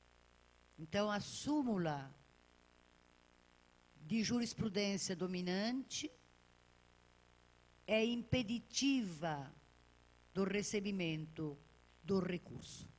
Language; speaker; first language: Portuguese; native; Portuguese